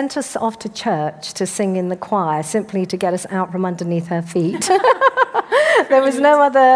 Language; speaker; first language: English; native; English